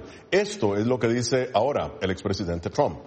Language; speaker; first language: Spanish; native; Spanish